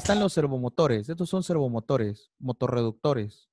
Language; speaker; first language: Spanish; native; Spanish